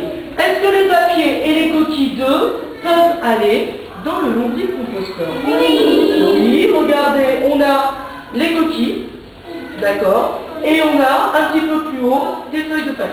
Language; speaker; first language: French; native; French